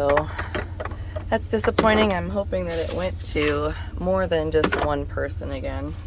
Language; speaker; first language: English; native; English